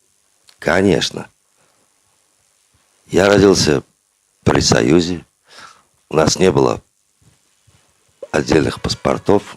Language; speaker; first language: Russian; non-native, local second language; Uzbek